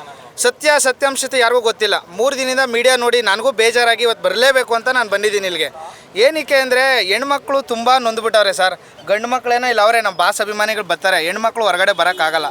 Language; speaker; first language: Kannada; native; Kannada